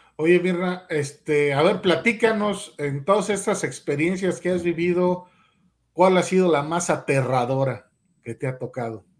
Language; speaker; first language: Spanish; native; Spanish